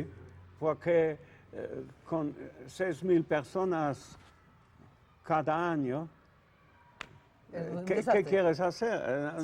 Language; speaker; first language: Spanish; non-native, learner; Italian